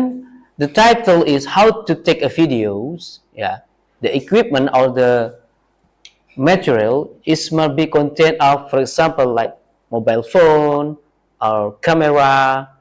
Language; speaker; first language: English; non-native, learner; Indonesian